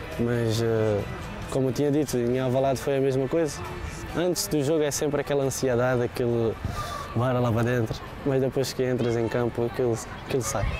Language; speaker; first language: Portuguese; native; Portuguese